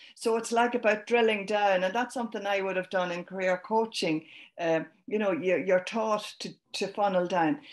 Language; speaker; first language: English; native; English